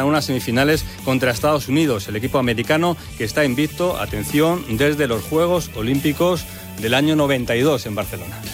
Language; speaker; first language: Spanish; native; Spanish